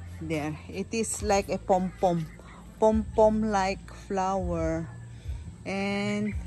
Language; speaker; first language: English; non-native, local second language; Filipino